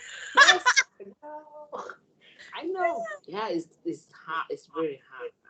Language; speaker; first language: English; non-native, learner; Vietnamese